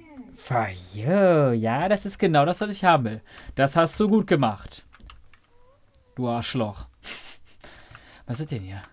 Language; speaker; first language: German; native; German